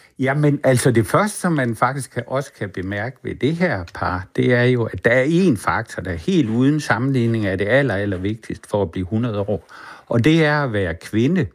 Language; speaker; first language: Danish; native; Danish